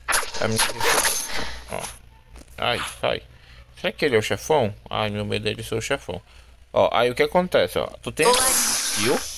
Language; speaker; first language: Portuguese; native; Portuguese